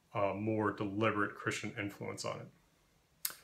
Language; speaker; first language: English; native; English